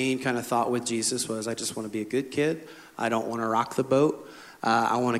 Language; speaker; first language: English; native; English